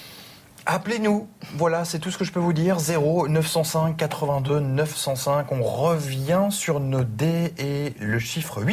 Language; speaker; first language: French; native; French